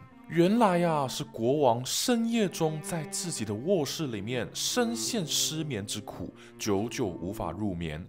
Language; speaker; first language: Chinese; native; Chinese